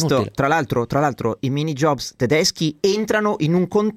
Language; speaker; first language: Italian; native; Italian